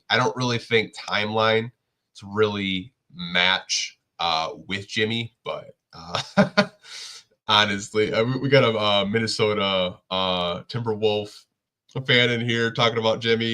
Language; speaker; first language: English; native; English